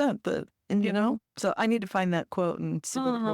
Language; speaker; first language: English; native; English